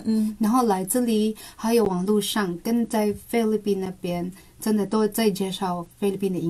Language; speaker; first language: Chinese; non-native, local second language; Cebuano